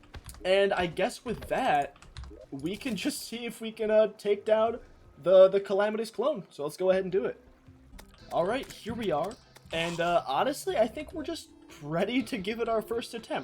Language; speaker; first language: English; native; English